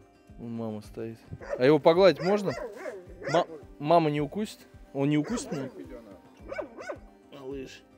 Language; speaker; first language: Russian; native; Russian